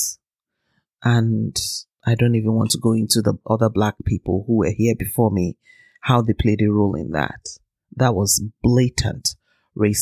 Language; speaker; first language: English; non-native, local second language; Yoruba